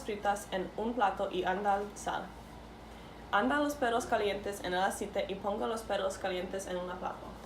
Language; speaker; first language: Spanish; non-native, learner; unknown